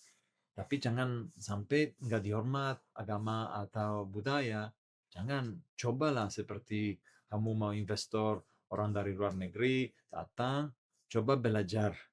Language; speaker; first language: Indonesian; non-native, learner; Italian